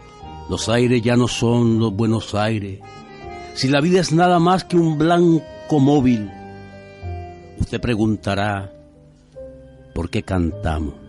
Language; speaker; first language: Spanish; native; Spanish